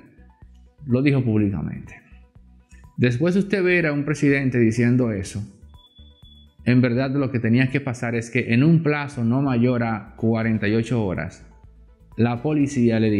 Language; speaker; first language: Spanish; native; Spanish